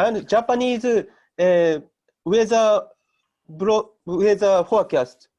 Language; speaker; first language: English; non-native, learner; Japanese